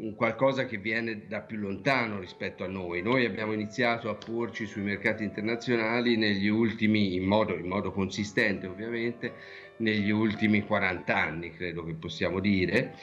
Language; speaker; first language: Italian; native; Italian